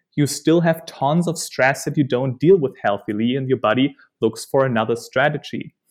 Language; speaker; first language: English; non-native, fluent; German